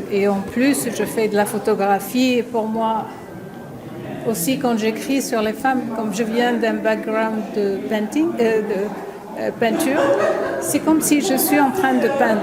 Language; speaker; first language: French; non-native, local second language; Arabic